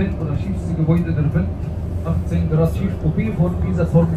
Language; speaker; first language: German; non-native, fluent; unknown